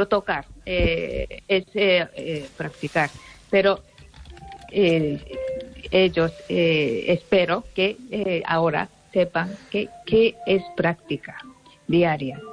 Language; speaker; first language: Spanish; non-native, learner; Japanese